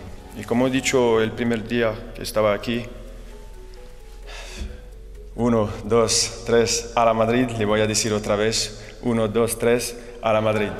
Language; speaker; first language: Spanish; non-native, fluent; French